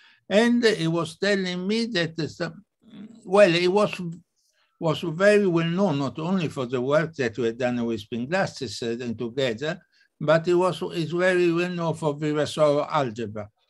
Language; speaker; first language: English; non-native, fluent; Italian